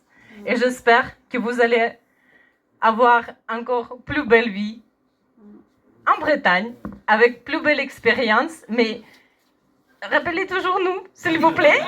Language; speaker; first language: French; non-native, learner; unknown